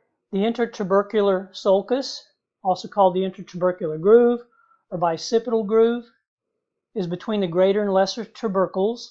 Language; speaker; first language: English; native; English